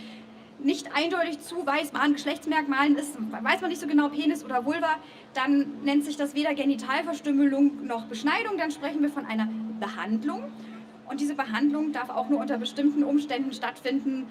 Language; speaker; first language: German; native; German